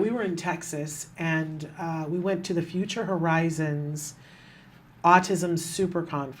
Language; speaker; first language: English; native; English